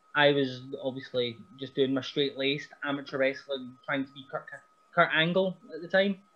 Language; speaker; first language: English; native; English